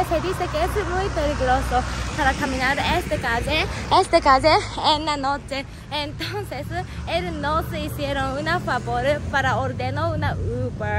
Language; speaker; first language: Spanish; non-native, fluent; Japanese